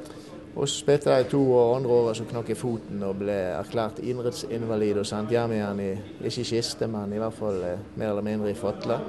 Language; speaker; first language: Norwegian; native; Norwegian